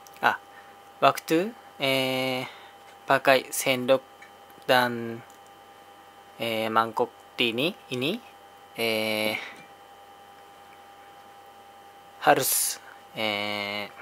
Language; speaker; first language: Indonesian; non-native, learner; Japanese